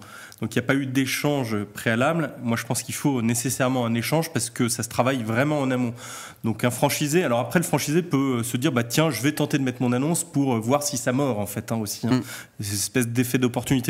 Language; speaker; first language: French; native; French